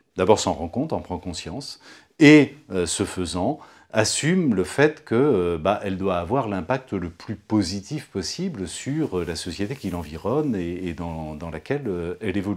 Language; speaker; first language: French; native; French